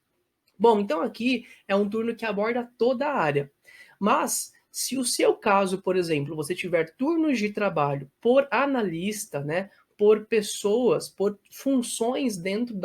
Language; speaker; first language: Portuguese; native; Portuguese